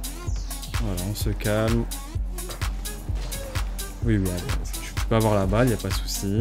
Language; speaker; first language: French; native; French